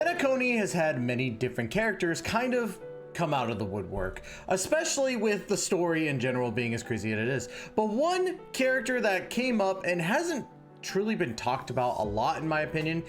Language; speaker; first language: English; native; English